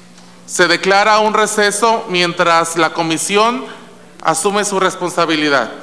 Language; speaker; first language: Spanish; native; Spanish